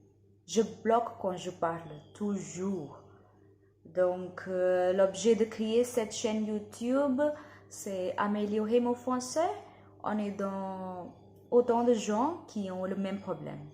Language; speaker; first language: French; non-native, learner; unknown